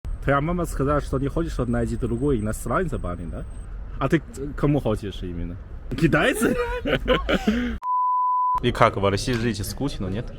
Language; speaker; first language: Russian; non-native, learner; Chinese